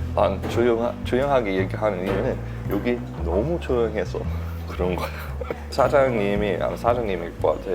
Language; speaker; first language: Korean; non-native, fluent; English